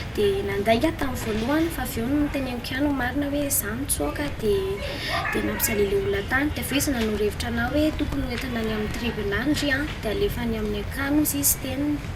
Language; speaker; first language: Malagasy; native; Malagasy